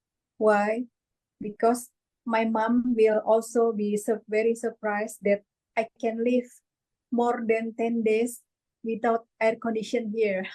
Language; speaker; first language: English; non-native, learner; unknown